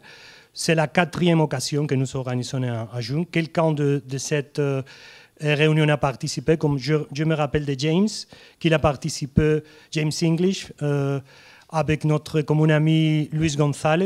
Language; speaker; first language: French; non-native, fluent; Spanish